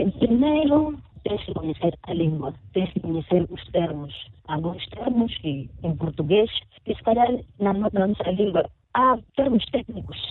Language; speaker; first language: Portuguese; non-native, local second language; Makhuwa